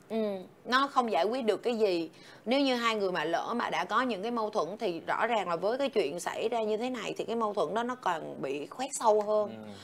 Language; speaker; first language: Vietnamese; native; Vietnamese